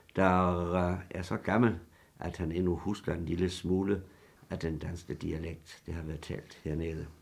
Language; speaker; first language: Danish; native; Danish